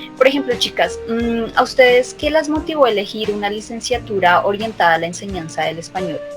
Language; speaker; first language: Spanish; native; Spanish